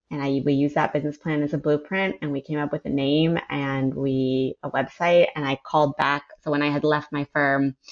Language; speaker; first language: English; early bilingual, other home language; Spanish